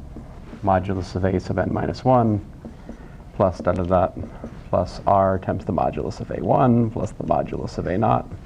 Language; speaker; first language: English; native; English